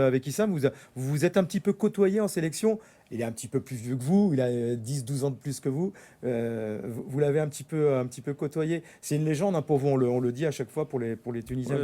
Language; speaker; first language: French; native; French